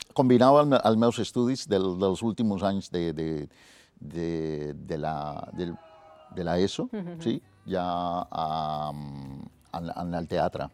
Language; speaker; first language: Catalan; non-native, fluent; Spanish